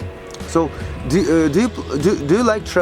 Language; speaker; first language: English; non-native, learner; Kazakh